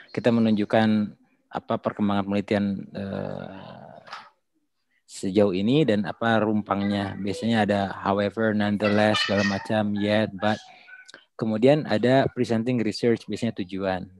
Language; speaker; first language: Indonesian; non-native, local second language; Sundanese